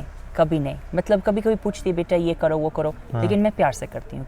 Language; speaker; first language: Hindi; non-native, fluent; English